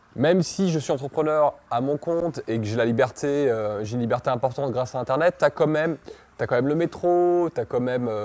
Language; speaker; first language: French; native; French